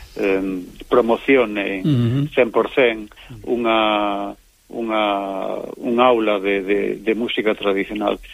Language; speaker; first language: Galician; native; Galician